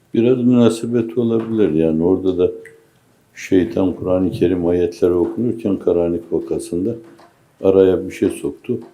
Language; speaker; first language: Turkish; native; Turkish